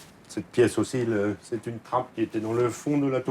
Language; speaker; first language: French; native; French